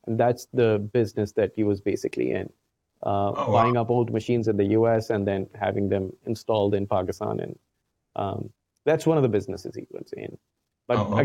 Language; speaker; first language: English; non-native, local second language; Urdu